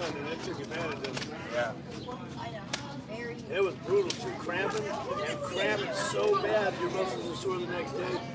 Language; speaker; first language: English; native; English